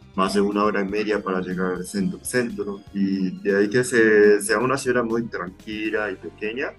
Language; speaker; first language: Spanish; non-native, fluent; Japanese